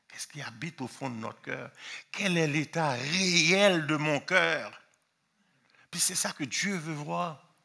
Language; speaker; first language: French; non-native, local second language; Haitian Creole